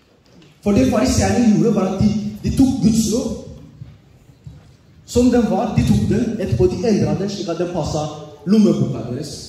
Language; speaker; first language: Norwegian; early bilingual, other home language; Oromo